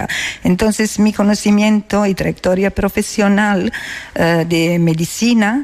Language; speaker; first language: Spanish; non-native, fluent; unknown